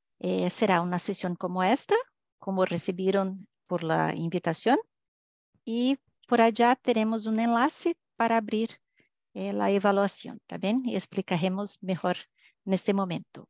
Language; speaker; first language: Spanish; non-native, fluent; Portuguese